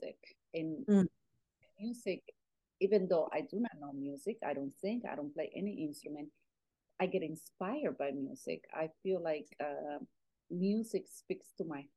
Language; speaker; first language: English; non-native, fluent; Spanish